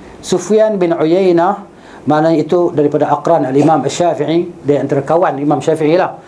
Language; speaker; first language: Malay; native; Malay